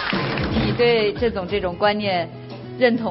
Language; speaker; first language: Chinese; native; Chinese